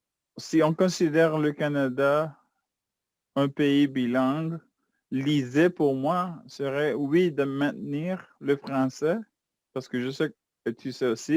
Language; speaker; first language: French; non-native, fluent; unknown